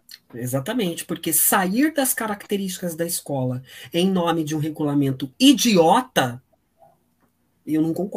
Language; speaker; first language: Portuguese; native; Portuguese